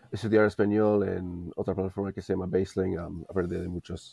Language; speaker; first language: Spanish; non-native, fluent; English